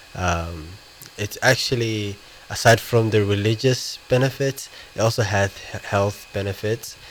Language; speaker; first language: English; non-native, fluent; Somali